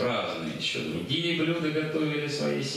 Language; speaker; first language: Russian; native; Russian